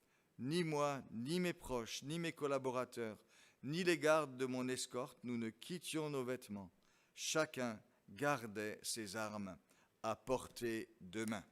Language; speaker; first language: French; native; French